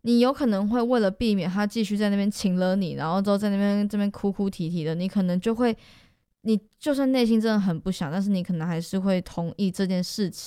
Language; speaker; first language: Chinese; native; Chinese